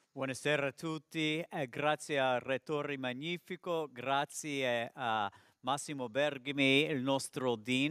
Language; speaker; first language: Italian; non-native, learner; English